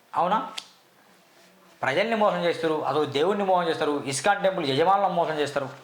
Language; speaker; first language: Telugu; native; Telugu